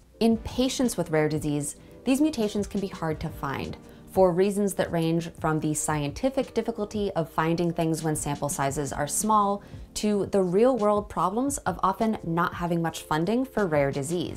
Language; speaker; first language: English; native; English